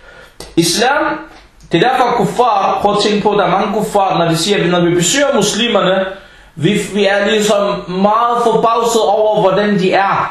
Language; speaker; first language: Danish; early bilingual, other home language; Arabic